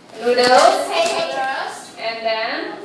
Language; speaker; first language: English; non-native, fluent; Korean